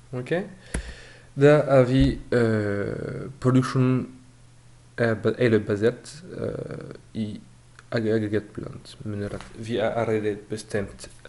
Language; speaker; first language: Norwegian; non-native, fluent; French